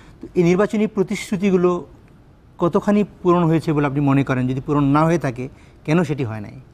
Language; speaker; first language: Bangla; non-native, local second language; Garo